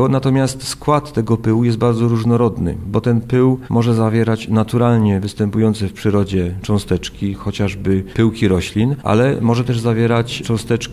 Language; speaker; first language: Polish; native; Polish